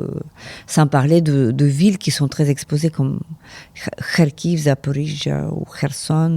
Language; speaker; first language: French; non-native, fluent; Ukrainian